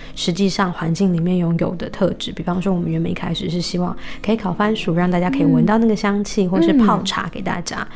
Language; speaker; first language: Chinese; native; Chinese